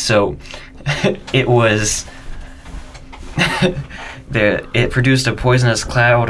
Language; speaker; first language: English; native; English